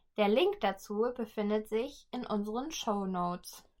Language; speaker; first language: German; native; German